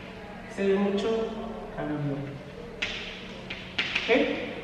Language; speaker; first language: Spanish; non-native, fluent; English